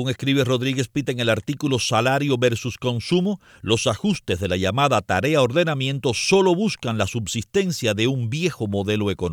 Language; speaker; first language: Spanish; native; Spanish